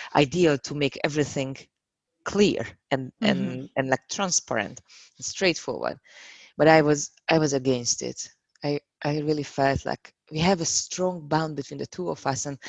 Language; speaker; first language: English; non-native, fluent; Hungarian